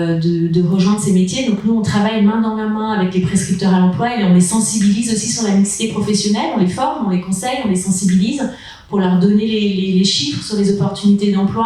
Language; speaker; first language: French; native; French